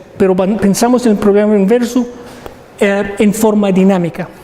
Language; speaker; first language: Spanish; non-native, learner; Arabic